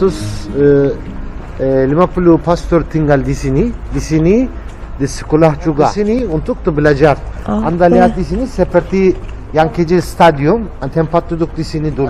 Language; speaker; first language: Indonesian; non-native, learner; Turkish